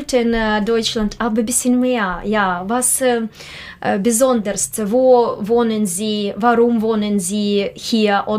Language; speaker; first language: German; non-native, learner; Russian